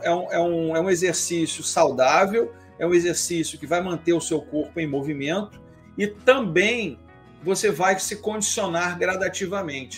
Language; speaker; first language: Portuguese; native; Portuguese